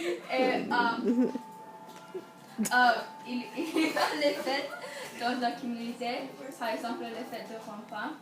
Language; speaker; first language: French; non-native, learner; English